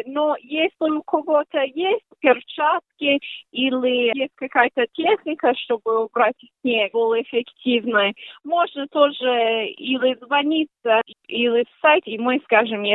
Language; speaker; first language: Russian; early bilingual, heritage; Russian